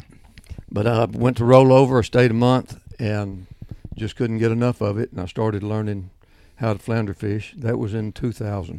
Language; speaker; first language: English; native; English